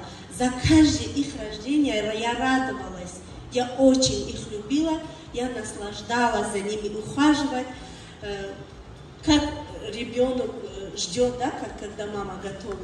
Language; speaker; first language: Russian; non-native, learner; Tajik